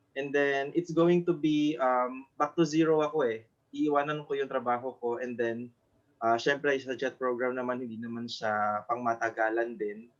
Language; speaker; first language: Filipino; non-native, local second language; Cebuano